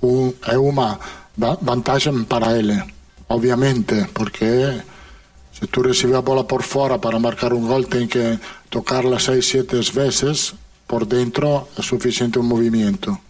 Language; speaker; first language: Portuguese; non-native, learner; Italian